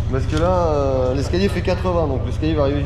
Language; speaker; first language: French; native; French